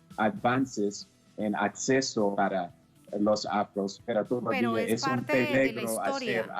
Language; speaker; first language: Spanish; non-native, fluent; English